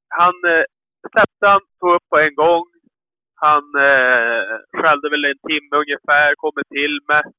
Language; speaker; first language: Swedish; native; Swedish